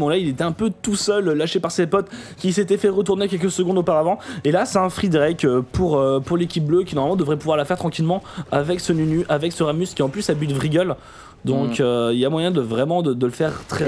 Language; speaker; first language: French; native; French